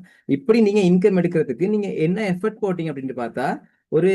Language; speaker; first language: Tamil; native; Tamil